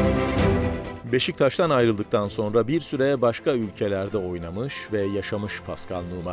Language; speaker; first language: Turkish; native; Turkish